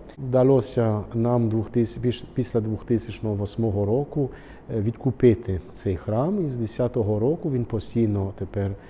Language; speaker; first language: Ukrainian; early bilingual, heritage; Ukrainian